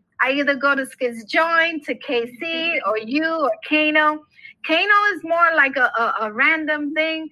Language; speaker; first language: English; native; English